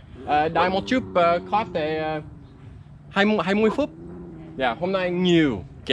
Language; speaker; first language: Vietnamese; non-native, learner; English